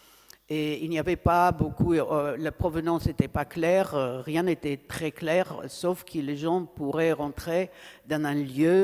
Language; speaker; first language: French; non-native, fluent; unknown